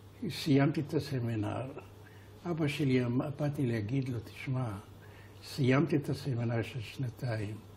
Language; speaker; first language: Hebrew; non-native, fluent; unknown